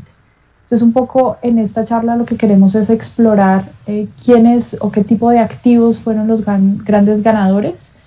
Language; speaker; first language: Spanish; native; Spanish